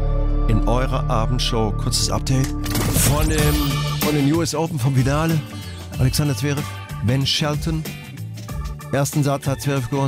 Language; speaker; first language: German; native; German